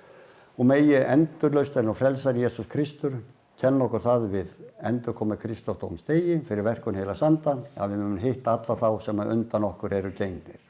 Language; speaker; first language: Icelandic; native; Icelandic